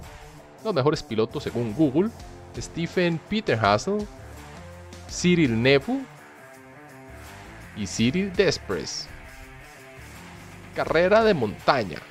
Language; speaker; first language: Spanish; native; Spanish